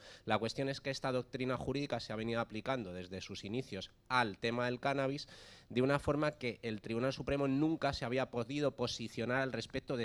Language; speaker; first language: Spanish; native; Spanish